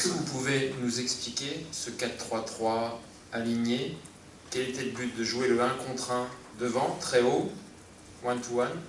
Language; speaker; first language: French; native; French